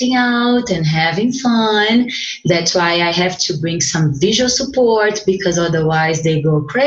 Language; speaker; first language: English; non-native, fluent; Portuguese